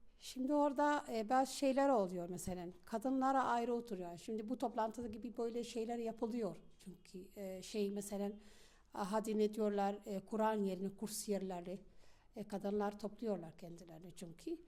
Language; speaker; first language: Turkish; non-native, learner; Arabic